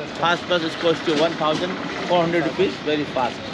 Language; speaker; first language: English; non-native, learner; Hindi